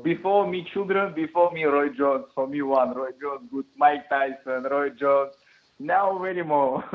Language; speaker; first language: English; non-native, learner; Russian